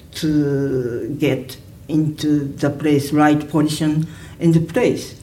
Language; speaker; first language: English; non-native, learner; Japanese